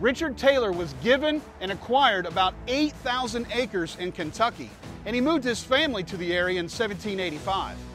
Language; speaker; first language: English; native; English